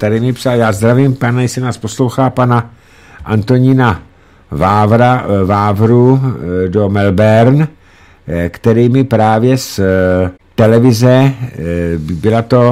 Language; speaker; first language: Czech; native; Czech